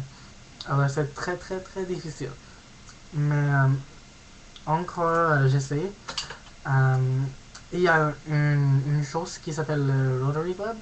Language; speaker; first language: French; non-native, learner; English